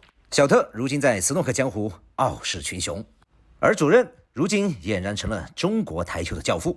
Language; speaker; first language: Chinese; native; Chinese